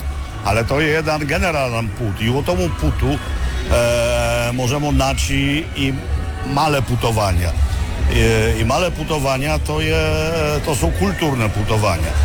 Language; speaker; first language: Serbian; non-native, learner; Polish